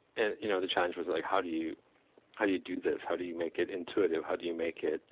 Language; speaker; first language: English; non-native, fluent; Czech